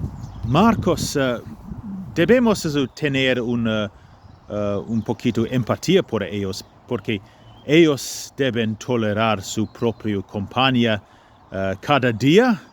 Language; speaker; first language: Spanish; non-native, fluent; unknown